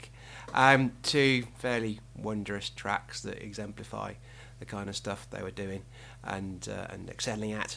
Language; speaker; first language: English; native; English